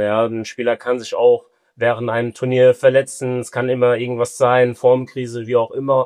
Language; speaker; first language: German; early bilingual, other home language; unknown